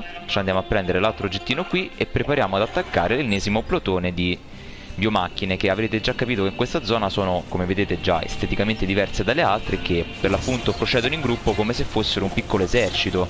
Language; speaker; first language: Italian; native; Italian